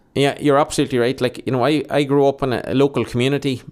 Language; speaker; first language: English; native; English